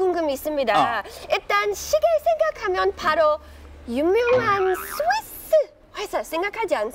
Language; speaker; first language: Korean; non-native, learner; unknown